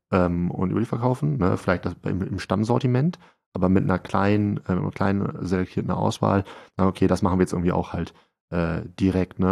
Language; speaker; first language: German; native; German